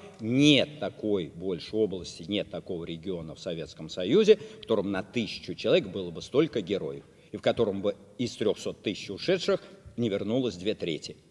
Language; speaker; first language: Russian; native; Russian